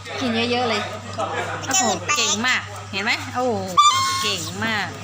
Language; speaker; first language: Thai; native; Thai